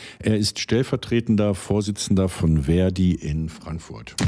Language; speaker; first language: German; native; German